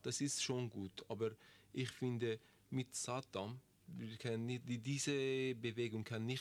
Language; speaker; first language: German; non-native, learner; Persian